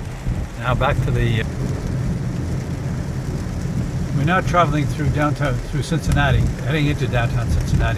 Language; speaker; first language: English; native; English